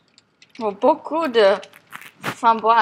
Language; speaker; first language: French; non-native, learner; English